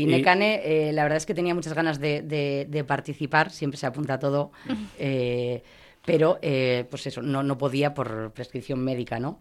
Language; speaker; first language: Spanish; native; Spanish